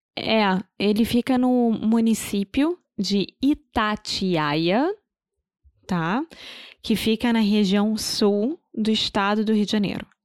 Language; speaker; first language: Portuguese; native; Portuguese